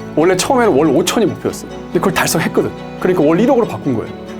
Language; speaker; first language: Korean; native; Korean